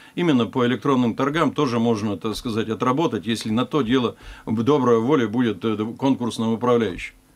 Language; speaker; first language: Russian; native; Russian